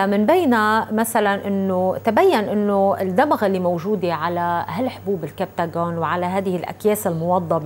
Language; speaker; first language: Arabic; native; Arabic